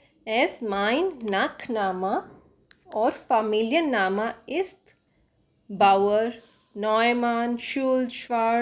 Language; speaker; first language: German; non-native, fluent; Hindi